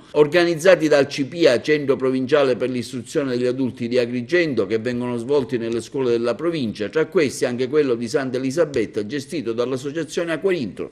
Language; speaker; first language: Italian; native; Italian